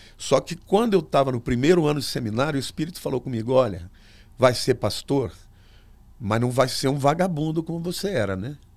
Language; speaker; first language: Portuguese; native; Portuguese